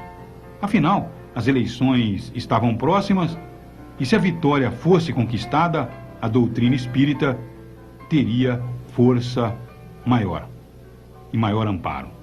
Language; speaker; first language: Portuguese; native; Portuguese